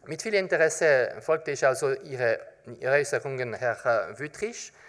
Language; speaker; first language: German; non-native, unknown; French